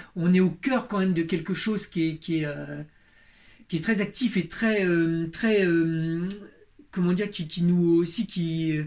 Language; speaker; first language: French; native; French